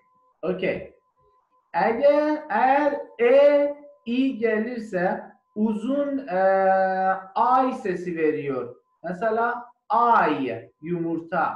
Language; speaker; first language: Turkish; non-native, learner; German